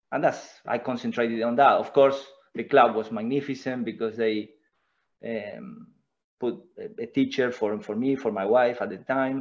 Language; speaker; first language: English; non-native, fluent; Spanish